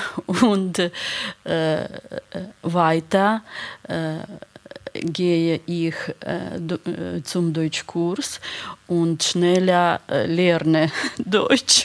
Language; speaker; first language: German; non-native, learner; Ukrainian